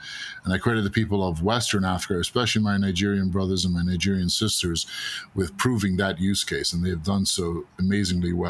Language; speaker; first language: English; native; English